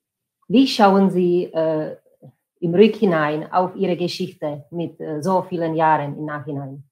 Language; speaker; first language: German; non-native, fluent; Czech